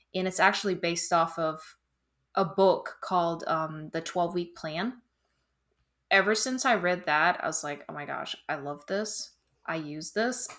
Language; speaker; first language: English; non-native, fluent; German